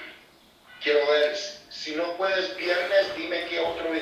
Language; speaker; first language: Spanish; early bilingual, heritage; Spanish